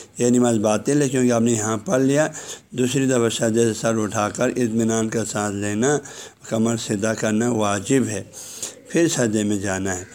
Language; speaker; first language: Urdu; non-native, local second language; Balti